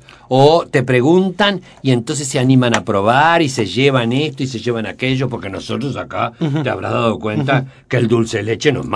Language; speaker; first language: Spanish; native; Spanish